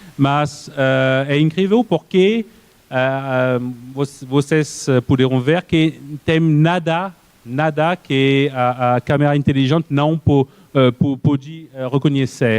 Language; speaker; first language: Portuguese; non-native, fluent; French